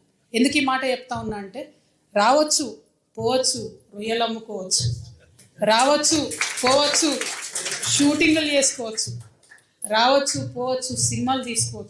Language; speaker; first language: Telugu; native; Telugu